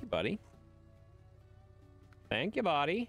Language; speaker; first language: English; native; English